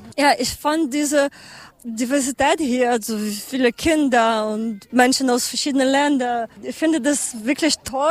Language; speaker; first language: German; non-native, learner; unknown